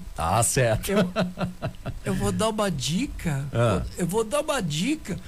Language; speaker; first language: Portuguese; non-native, local second language; German